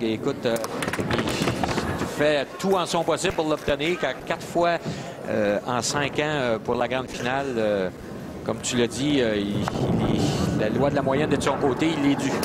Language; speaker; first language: French; native; French